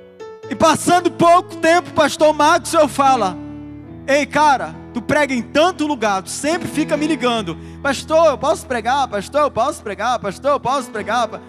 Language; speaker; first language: Portuguese; native; Portuguese